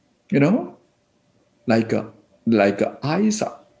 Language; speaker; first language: English; non-native, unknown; Korean